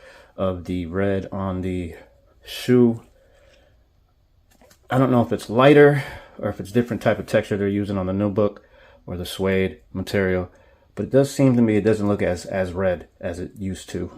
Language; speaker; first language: English; native; English